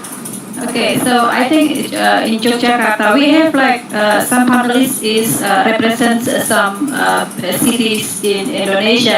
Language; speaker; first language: English; non-native, learner; Indonesian